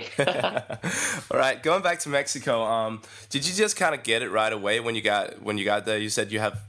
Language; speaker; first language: English; non-native, fluent; Danish